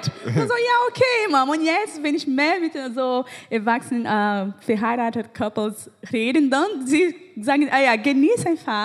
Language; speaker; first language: German; non-native, fluent; Portuguese